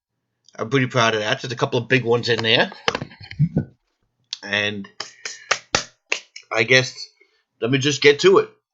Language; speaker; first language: English; native; English